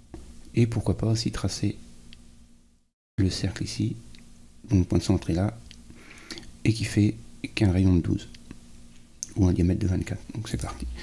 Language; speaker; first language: French; native; French